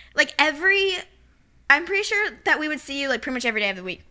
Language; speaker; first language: English; native; English